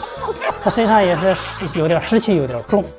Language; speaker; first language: Chinese; native; Chinese